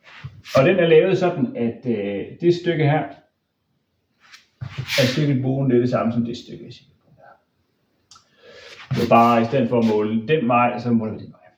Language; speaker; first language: Danish; native; Danish